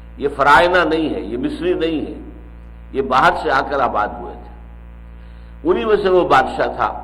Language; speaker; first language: Urdu; native; Urdu